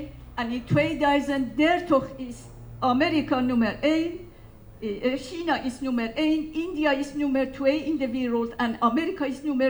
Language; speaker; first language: Dutch; non-native, fluent; Persian